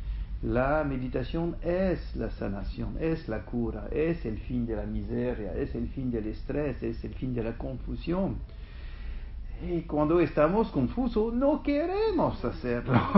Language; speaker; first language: Spanish; non-native, fluent; French